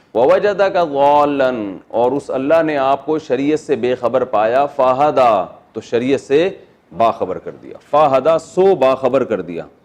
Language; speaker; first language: Urdu; native; Urdu